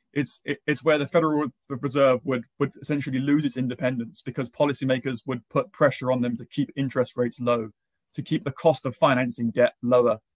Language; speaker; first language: English; native; English